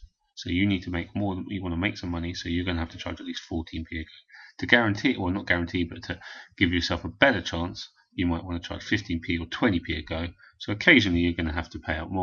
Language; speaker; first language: English; native; English